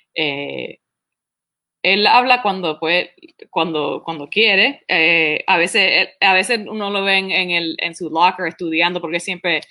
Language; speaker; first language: Spanish; early bilingual, heritage; Spanish